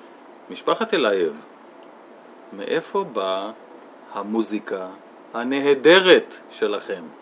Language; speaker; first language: Hebrew; native; Hebrew